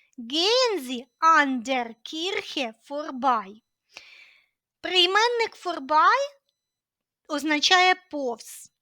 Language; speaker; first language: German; non-native, fluent; Ukrainian